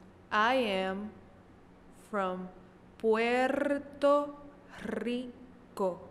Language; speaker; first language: English; non-native, local second language; Spanish